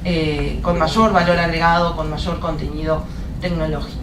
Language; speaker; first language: Spanish; native; Spanish